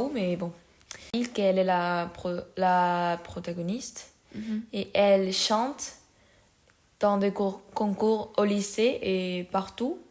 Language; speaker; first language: French; non-native, learner; Spanish